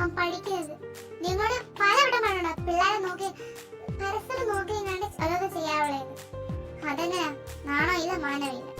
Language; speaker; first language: Malayalam; early bilingual, heritage; Malayalam